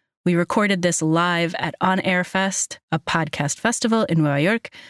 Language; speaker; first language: English; early bilingual, other home language; Spanish